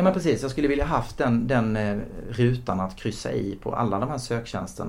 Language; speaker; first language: Swedish; native; Swedish